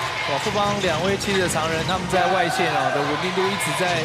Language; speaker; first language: Chinese; native; Chinese